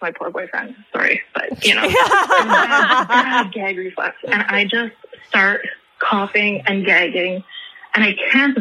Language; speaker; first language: English; native; English